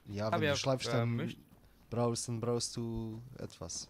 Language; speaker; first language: German; non-native, learner; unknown